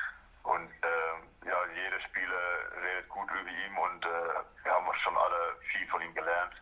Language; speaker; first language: German; non-native, fluent; Afrikaans